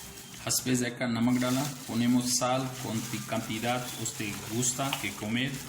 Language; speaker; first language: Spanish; non-native, learner; Urdu